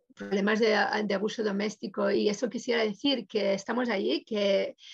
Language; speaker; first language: Spanish; native; Spanish